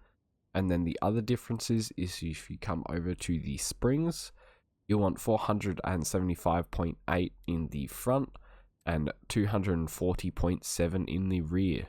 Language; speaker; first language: English; native; English